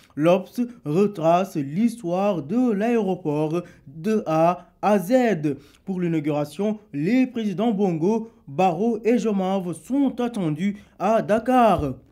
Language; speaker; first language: French; non-native, local second language; Wolof